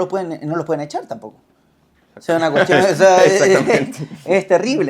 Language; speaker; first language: Spanish; native; Spanish